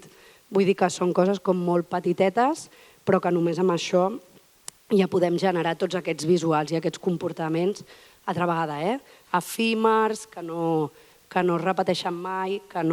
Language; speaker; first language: Catalan; native; Catalan